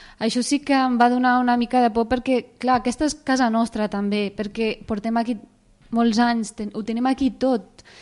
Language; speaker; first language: Catalan; early bilingual, other home language; Arabic